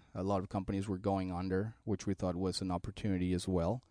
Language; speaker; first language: English; non-native, fluent; Spanish